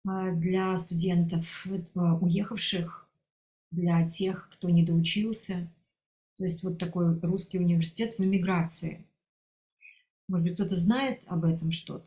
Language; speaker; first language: Russian; native; Russian